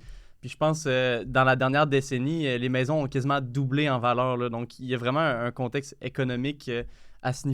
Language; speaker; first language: French; native; French